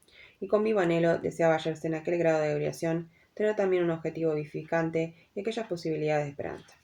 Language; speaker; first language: Spanish; native; Spanish